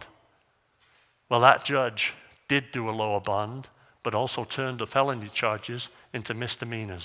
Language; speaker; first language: English; native; English